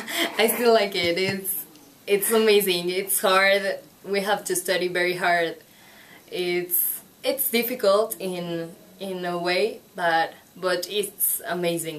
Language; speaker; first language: English; non-native, fluent; Spanish